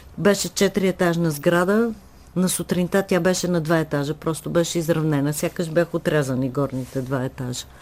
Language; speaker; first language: Bulgarian; native; Bulgarian